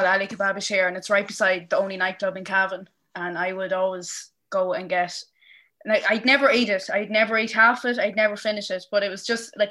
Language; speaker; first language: English; native; English